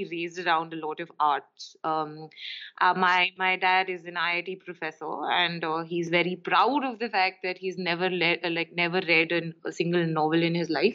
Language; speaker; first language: English; non-native, local second language; Urdu